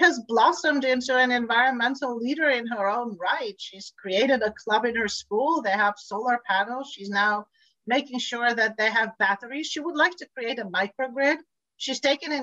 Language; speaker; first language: English; non-native, local second language; Bulgarian